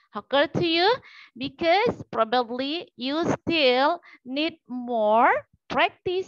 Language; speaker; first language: English; non-native, learner; Indonesian